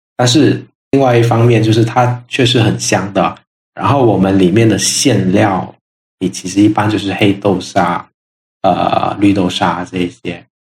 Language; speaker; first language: Chinese; non-native, local second language; Min Nan Chinese